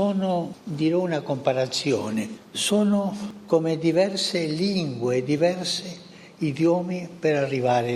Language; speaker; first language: Italian; early bilingual, heritage; Spanish